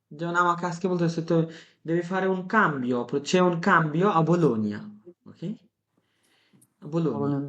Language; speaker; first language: Italian; non-native, fluent; Bangla